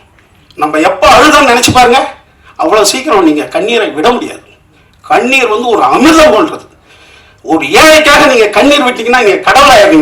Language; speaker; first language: Tamil; native; Tamil